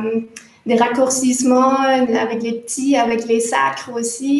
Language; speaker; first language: French; non-native, fluent; German